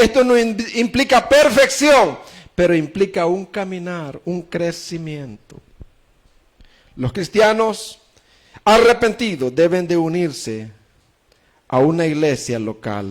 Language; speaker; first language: Spanish; native; Spanish